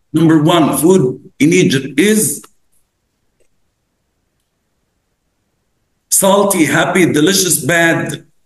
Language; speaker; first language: English; non-native, fluent; Arabic